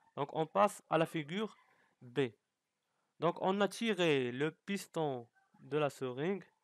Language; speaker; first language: French; non-native, local second language; Arabic